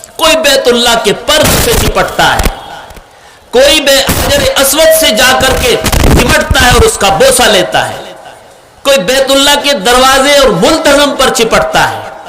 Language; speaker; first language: Urdu; native; Urdu